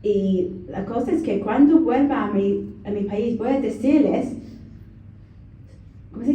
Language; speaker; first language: Spanish; non-native, learner; English